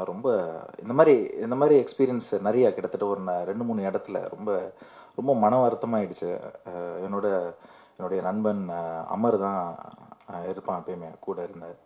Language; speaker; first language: Tamil; native; Tamil